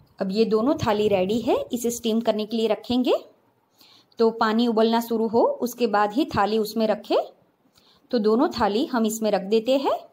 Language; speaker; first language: Hindi; non-native, local second language; Gujarati